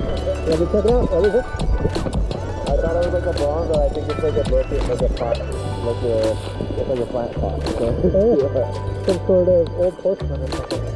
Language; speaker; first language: English; native; English